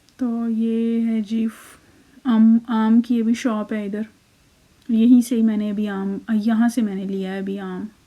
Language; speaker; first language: Urdu; native; Urdu